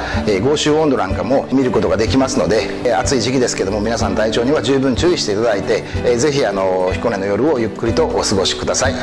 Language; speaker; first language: Japanese; native; Japanese